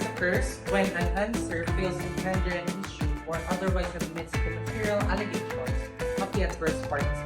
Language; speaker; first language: English; non-native, local second language; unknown